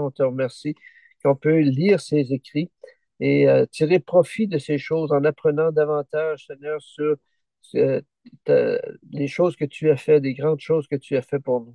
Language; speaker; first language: French; native; French